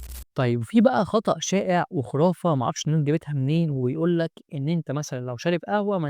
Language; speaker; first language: Arabic; native; Arabic